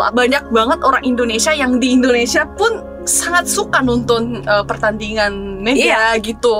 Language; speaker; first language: Indonesian; non-native, fluent; Korean